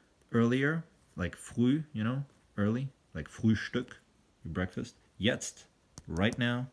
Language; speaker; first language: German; non-native, fluent; English